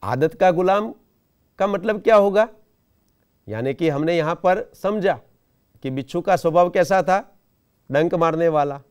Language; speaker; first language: Hindi; non-native, local second language; Gujarati